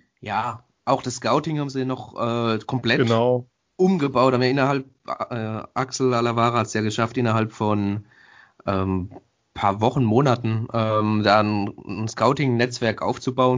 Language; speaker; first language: German; native; German